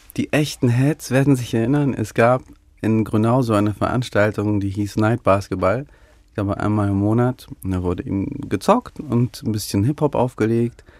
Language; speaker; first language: German; early bilingual, other home language; Russian